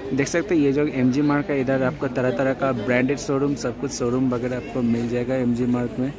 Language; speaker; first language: Hindi; non-native, local second language; Bangla